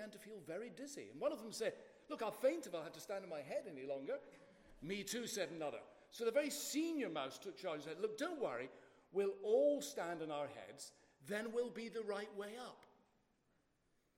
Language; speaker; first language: English; native; English